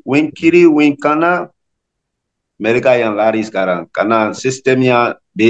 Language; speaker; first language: Indonesian; non-native, learner; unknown